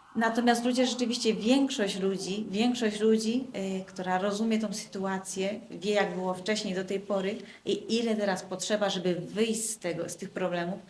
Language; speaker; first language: Polish; native; Polish